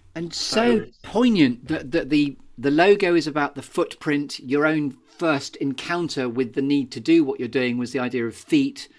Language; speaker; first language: English; native; English